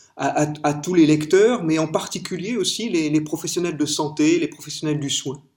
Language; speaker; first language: French; native; French